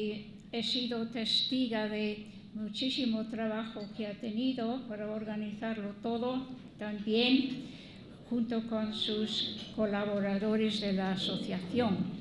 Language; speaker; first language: Spanish; non-native, fluent; English